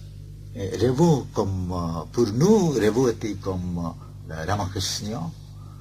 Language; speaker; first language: French; non-native, fluent; Bangla